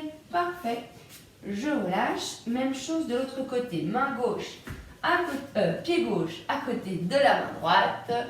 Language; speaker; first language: French; native; French